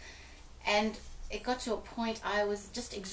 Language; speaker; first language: English; early bilingual, other home language; German